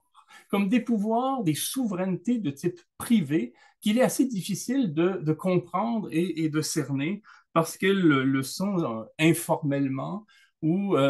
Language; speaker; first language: French; native; French